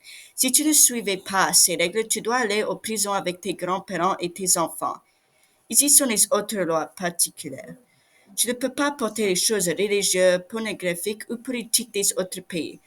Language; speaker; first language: French; non-native, learner; English